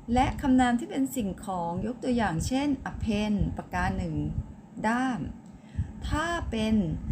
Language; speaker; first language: Thai; native; Thai